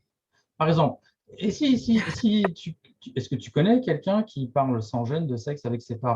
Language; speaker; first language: French; native; French